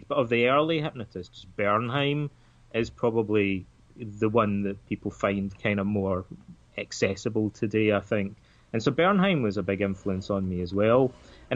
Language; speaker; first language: English; native; English